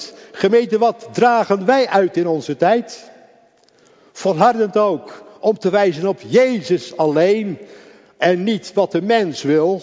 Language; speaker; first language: Dutch; native; Dutch